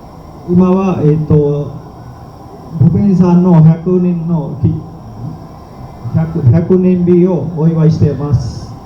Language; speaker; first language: Japanese; non-native, fluent; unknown